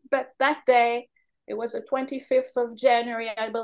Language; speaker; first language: English; non-native, fluent; French